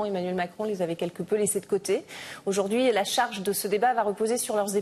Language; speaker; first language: French; native; French